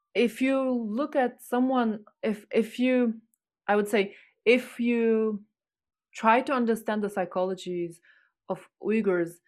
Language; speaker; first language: English; non-native, fluent; Chinese